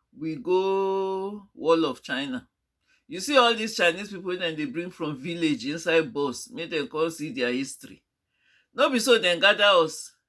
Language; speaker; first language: Nigerian Pidgin; non-native, local second language; Yoruba